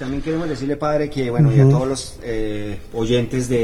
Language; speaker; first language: Spanish; native; Spanish